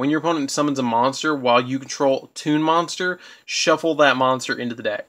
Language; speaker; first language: English; native; English